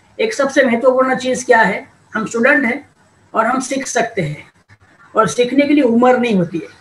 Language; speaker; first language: Hindi; non-native, local second language; Marathi